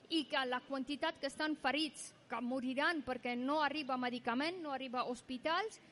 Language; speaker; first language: Catalan; non-native, fluent; Persian